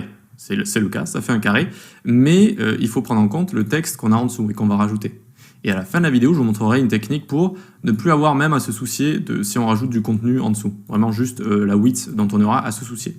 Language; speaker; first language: French; native; French